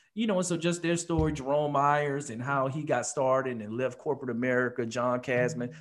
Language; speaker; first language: English; native; English